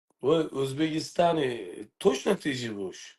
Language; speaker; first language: Russian; non-native, learner; Uzbek